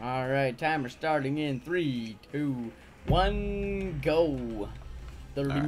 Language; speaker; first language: English; native; English